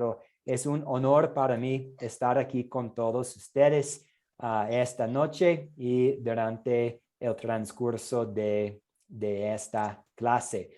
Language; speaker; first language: Spanish; non-native, fluent; English